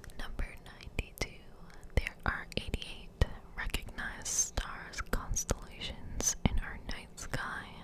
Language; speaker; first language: English; native; English